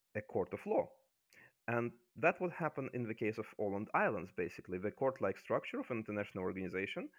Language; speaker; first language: English; non-native, fluent; Azerbaijani